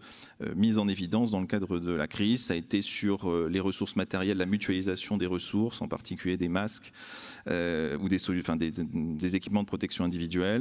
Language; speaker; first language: French; native; French